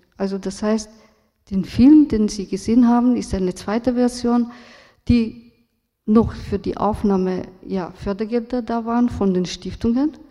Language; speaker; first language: German; non-native, fluent; Romanian